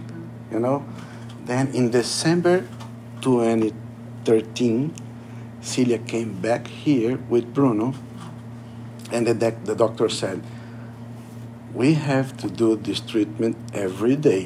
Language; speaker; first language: English; non-native, learner; Portuguese